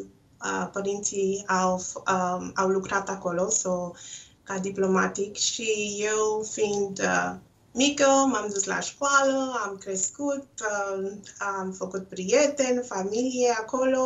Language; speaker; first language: Romanian; non-native, local second language; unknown